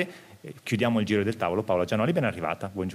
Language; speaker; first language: Italian; native; Italian